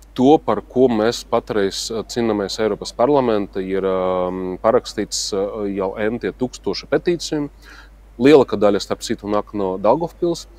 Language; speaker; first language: Latvian; non-native, local second language; Russian